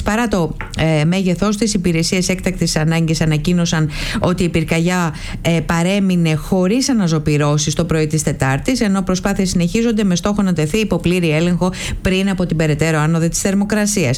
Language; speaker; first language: Greek; native; Greek